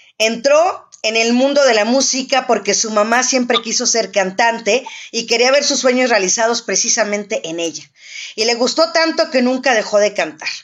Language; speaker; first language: Spanish; native; Spanish